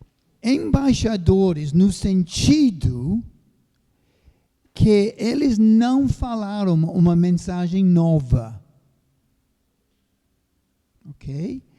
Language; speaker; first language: Portuguese; non-native, fluent; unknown